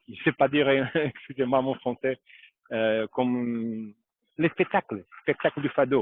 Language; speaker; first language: French; non-native, fluent; Portuguese